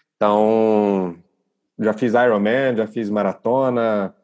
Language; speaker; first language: Portuguese; native; Portuguese